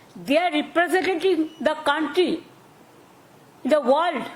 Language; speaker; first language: English; non-native, local second language; Bangla